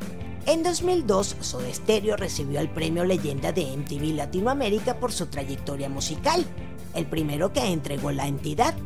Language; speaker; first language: Spanish; native; Spanish